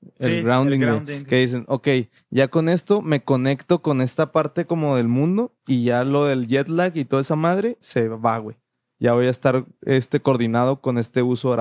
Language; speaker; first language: Spanish; native; Spanish